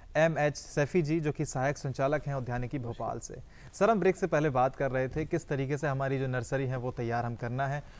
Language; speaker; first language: Hindi; native; Hindi